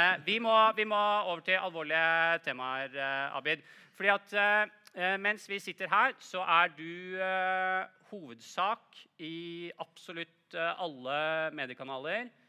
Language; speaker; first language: Norwegian; native; Norwegian